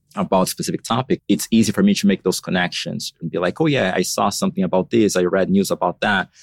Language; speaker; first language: English; non-native, fluent; Portuguese